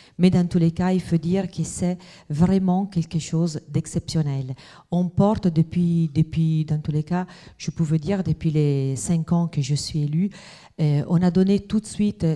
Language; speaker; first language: French; non-native, fluent; Italian